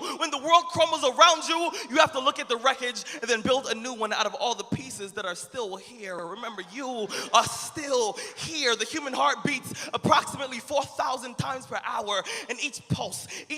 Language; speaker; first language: English; native; English